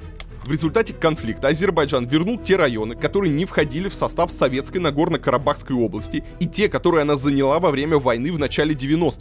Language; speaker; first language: Russian; native; Russian